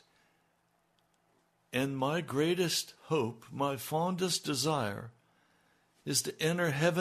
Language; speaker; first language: English; native; English